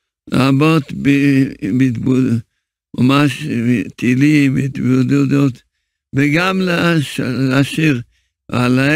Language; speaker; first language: Hebrew; early bilingual, other home language; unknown